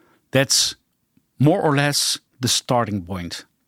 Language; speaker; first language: English; non-native, fluent; Dutch